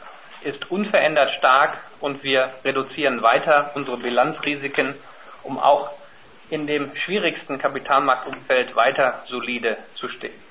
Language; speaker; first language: German; native; German